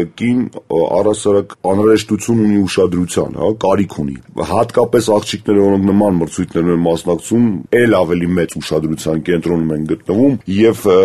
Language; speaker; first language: Armenian; native; Armenian